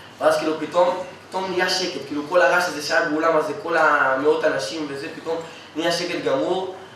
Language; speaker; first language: Hebrew; native; Hebrew